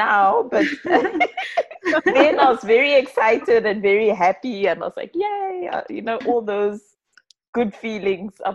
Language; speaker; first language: English; non-native, local second language; Shona